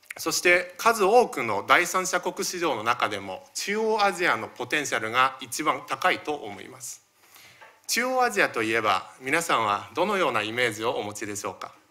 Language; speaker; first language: Japanese; early bilingual, other home language; Chinese